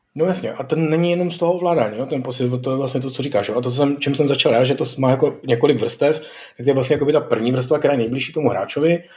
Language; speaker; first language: Czech; native; Czech